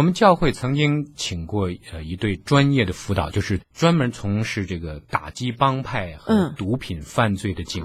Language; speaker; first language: Chinese; native; Chinese